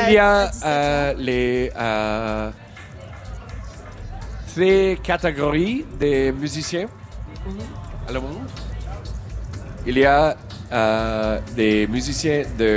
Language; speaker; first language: French; non-native, learner; English